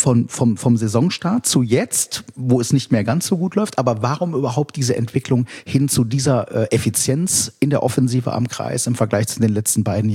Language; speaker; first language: German; native; German